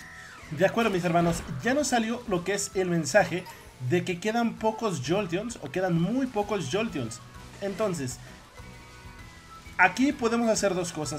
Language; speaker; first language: Spanish; native; Spanish